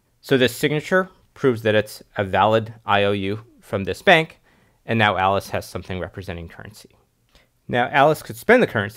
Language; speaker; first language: English; native; English